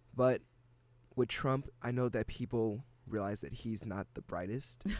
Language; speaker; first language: English; native; English